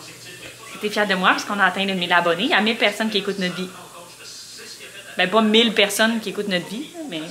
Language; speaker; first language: French; native; French